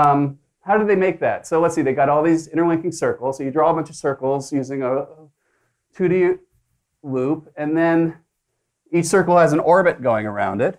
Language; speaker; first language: English; native; English